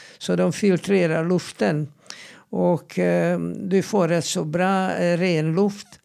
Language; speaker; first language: Swedish; non-native, fluent; Hungarian